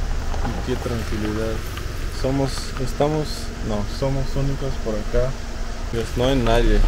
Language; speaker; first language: Spanish; non-native, fluent; Russian